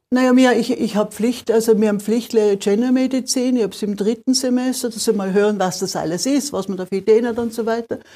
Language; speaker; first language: German; native; German